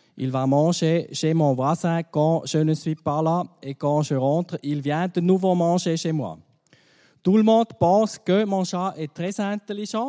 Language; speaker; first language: French; non-native, fluent; German